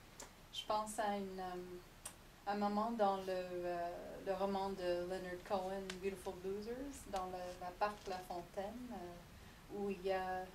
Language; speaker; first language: French; non-native, fluent; English